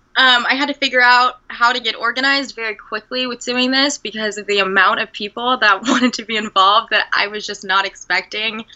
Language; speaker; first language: English; native; English